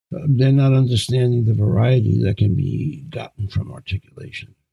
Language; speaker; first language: English; native; English